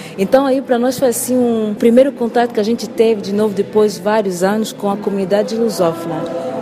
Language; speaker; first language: Portuguese; native; Portuguese